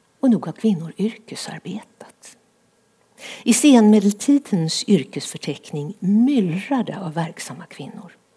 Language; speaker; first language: Swedish; native; Swedish